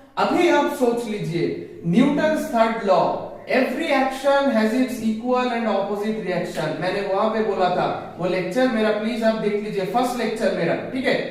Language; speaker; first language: Hindi; native; Hindi